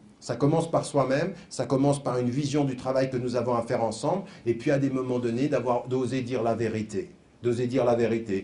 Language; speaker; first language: French; native; French